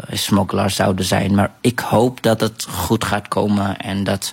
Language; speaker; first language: Dutch; non-native, fluent; Arabic